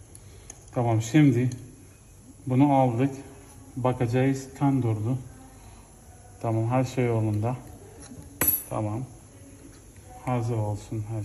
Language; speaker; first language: Turkish; non-native, fluent; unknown